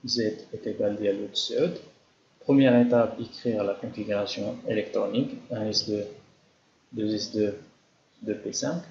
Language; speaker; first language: French; non-native, local second language; Arabic